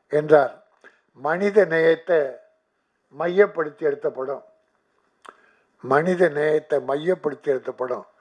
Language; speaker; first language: Tamil; native; Tamil